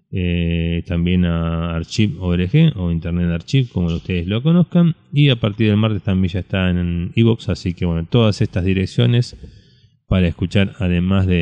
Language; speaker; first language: Spanish; native; Spanish